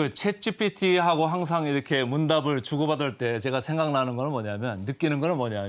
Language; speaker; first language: Korean; native; Korean